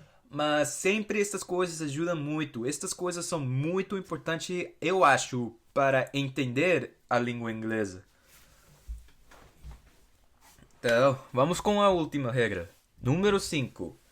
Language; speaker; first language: Portuguese; non-native, fluent; English